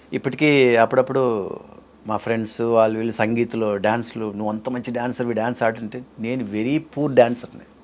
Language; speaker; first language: Telugu; native; Telugu